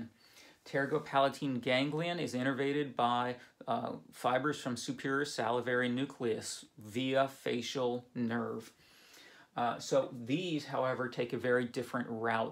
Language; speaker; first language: English; native; English